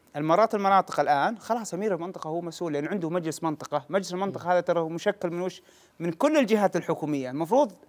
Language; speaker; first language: Arabic; native; Arabic